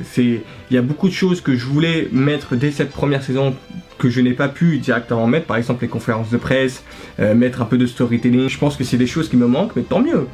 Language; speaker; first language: French; early bilingual, other home language; Arabic